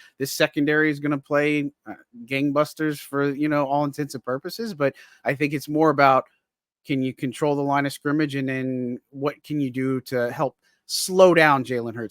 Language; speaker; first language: English; native; English